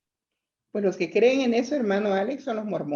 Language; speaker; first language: Spanish; native; Spanish